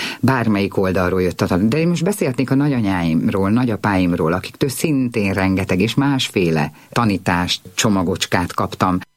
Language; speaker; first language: Hungarian; native; Hungarian